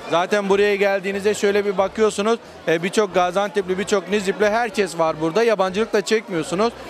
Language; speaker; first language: Turkish; native; Turkish